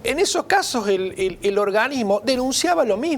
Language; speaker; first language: Spanish; native; Spanish